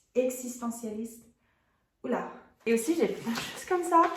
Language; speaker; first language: French; non-native, fluent; English